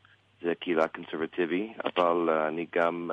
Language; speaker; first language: Hebrew; non-native, learner; English